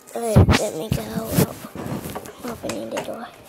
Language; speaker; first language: English; native; English